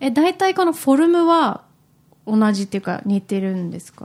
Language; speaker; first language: Japanese; early bilingual, heritage; Japanese